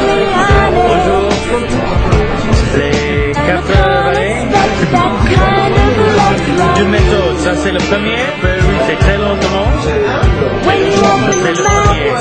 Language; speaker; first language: French; non-native, learner; English